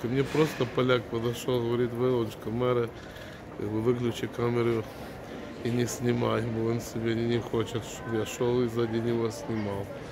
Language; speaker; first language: Russian; non-native, local second language; Ukrainian